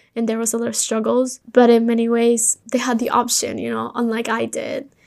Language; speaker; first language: English; early bilingual, other home language; Spanish